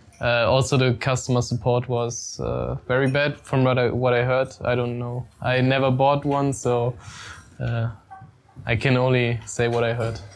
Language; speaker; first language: English; non-native, fluent; German